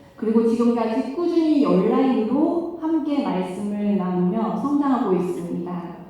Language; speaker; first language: Korean; non-native, fluent; Cantonese